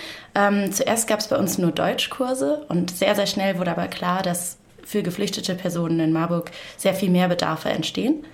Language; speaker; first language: German; native; German